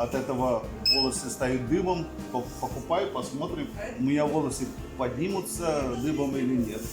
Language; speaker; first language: Russian; non-native, fluent; Hindi